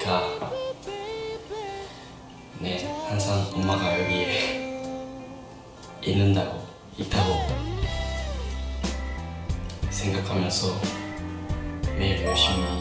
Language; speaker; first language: Korean; non-native, learner; Japanese